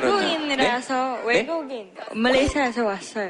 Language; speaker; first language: Korean; non-native, learner; Chinese